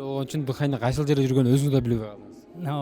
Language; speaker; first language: Kyrgyz; native; Kyrgyz